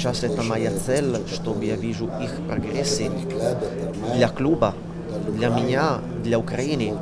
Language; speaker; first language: Russian; non-native, learner; Italian